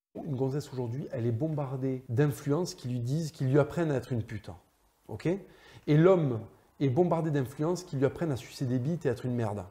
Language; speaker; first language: French; native; French